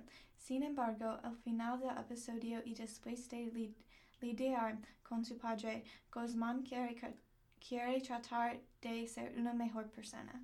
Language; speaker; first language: Spanish; non-native, learner; English